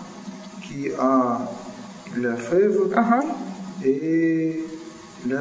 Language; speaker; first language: French; non-native, learner; Russian